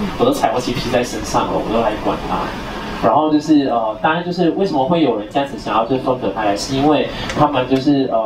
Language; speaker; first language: Chinese; native; Chinese